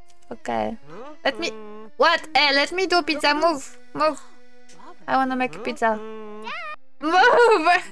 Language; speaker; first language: English; non-native, fluent; French